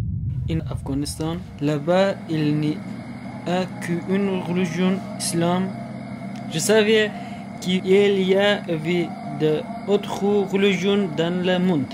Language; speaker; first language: French; non-native, learner; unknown